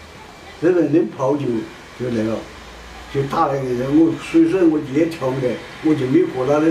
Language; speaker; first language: Chinese; non-native, local second language; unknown